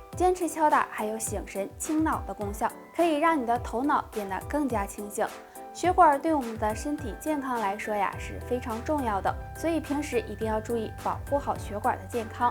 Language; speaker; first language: Chinese; native; Chinese